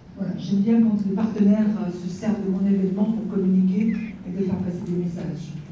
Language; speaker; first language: French; native; French